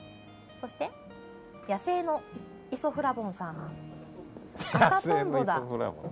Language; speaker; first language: Japanese; native; Japanese